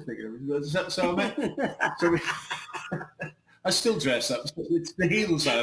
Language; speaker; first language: English; native; English